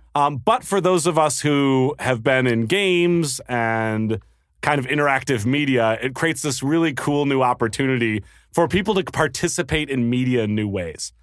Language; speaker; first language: English; native; English